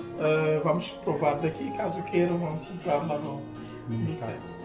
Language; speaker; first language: Portuguese; non-native, local second language; Kabuverdianu